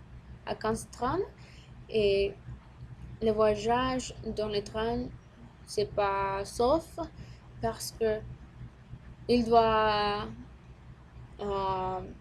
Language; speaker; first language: French; non-native, learner; Spanish